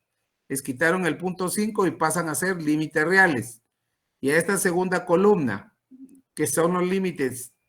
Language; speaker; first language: Spanish; native; Spanish